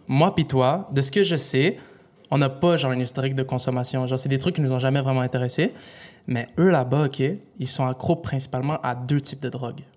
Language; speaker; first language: French; native; French